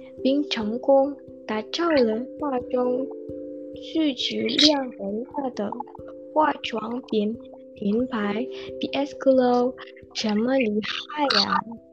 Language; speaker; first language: Chinese; non-native, learner; Indonesian